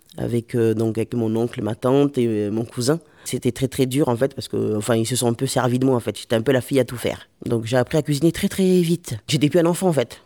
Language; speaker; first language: French; early bilingual, other home language; Lingala